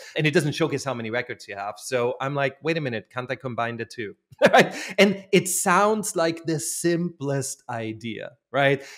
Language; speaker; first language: English; non-native, fluent; German